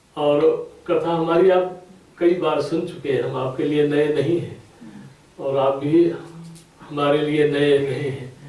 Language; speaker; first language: Hindi; native; Hindi